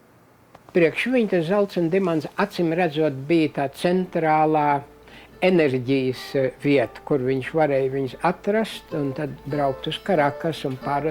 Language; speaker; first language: Latvian; early bilingual, heritage; Latvian